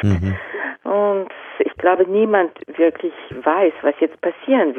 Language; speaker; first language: German; non-native, fluent; Japanese